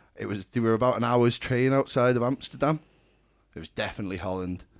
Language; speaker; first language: English; native; English